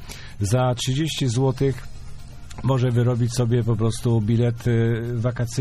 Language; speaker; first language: Polish; native; Polish